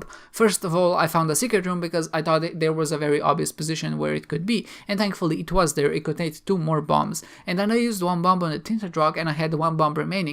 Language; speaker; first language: English; non-native, fluent; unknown